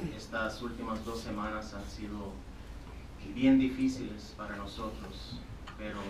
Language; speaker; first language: Spanish; early bilingual, heritage; Spanish